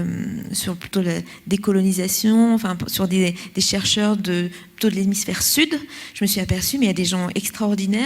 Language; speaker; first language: French; native; French